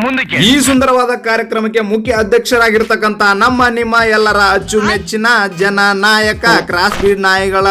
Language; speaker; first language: Kannada; native; Kannada